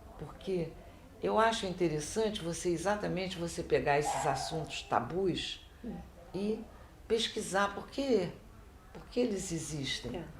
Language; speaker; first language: Portuguese; native; Portuguese